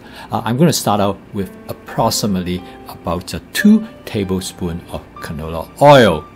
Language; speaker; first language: English; non-native, fluent; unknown